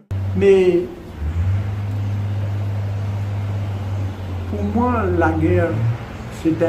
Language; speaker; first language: French; non-native, local second language; Morisyen